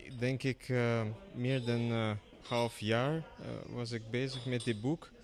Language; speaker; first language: Dutch; non-native, learner; Russian